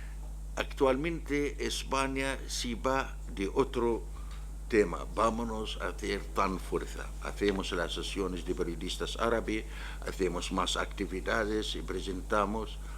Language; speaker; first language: Spanish; non-native, learner; Arabic